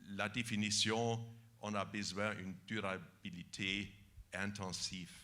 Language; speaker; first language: French; non-native, fluent; German